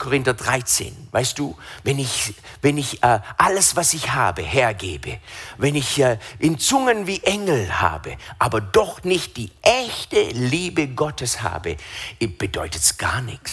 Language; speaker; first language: German; non-native, fluent; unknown